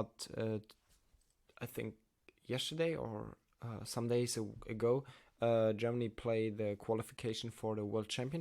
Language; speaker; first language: English; non-native, learner; German